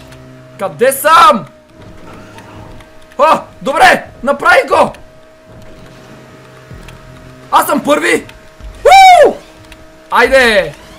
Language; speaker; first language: Bulgarian; native; Bulgarian